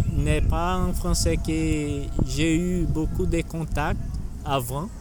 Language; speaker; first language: French; non-native, learner; Portuguese